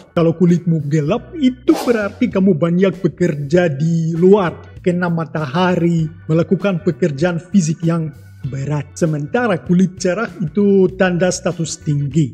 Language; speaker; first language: Indonesian; non-native, fluent; Russian